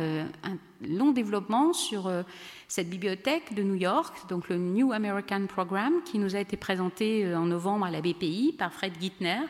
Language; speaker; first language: French; native; French